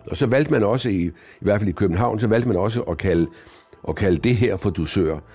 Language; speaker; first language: Danish; native; Danish